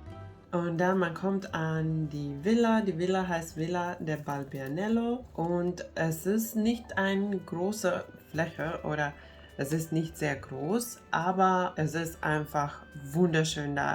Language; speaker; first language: German; non-native, fluent; Finnish